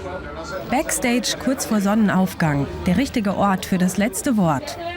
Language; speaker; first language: German; native; German